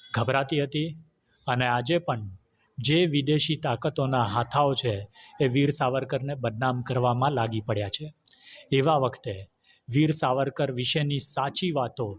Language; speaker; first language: Gujarati; native; Gujarati